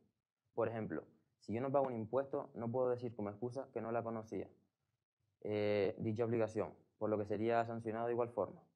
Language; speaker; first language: Spanish; native; Spanish